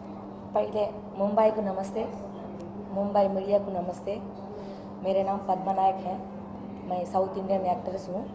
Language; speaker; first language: Hindi; non-native, local second language; Lambadi